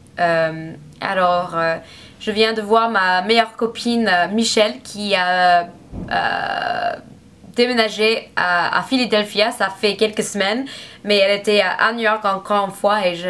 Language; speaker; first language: French; non-native, learner; English